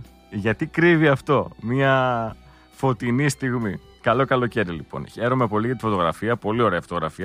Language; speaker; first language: Greek; native; Greek